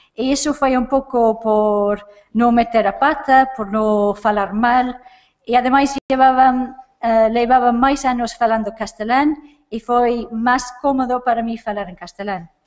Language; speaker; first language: Galician; non-native, fluent; English